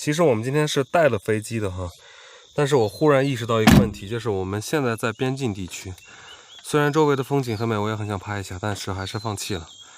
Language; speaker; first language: Chinese; native; Chinese